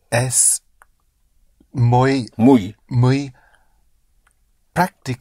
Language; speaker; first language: Spanish; non-native, learner; English